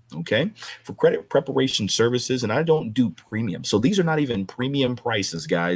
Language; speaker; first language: English; native; English